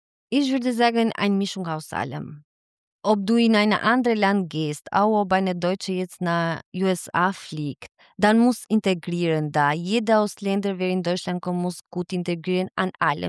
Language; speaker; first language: German; non-native, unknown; Albanian